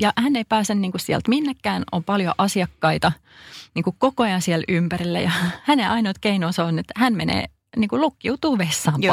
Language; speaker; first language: Finnish; native; Finnish